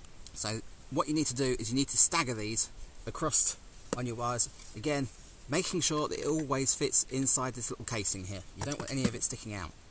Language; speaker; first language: English; native; English